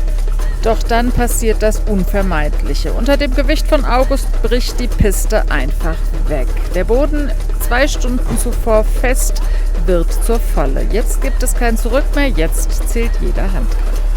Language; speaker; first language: German; native; German